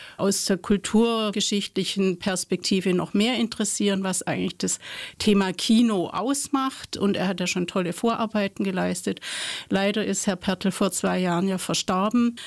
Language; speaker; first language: German; native; German